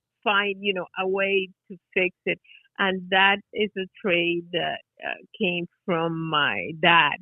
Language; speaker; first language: English; non-native, fluent; Spanish